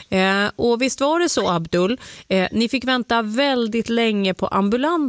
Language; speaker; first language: Swedish; native; Swedish